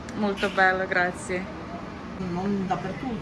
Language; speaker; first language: Italian; non-native, learner; Ukrainian